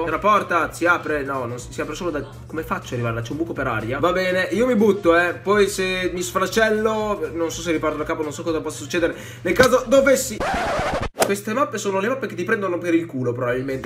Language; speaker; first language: Italian; native; Italian